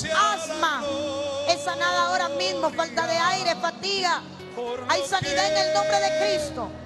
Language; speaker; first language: Spanish; native; Spanish